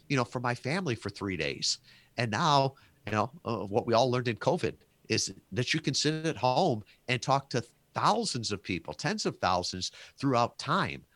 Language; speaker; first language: English; native; English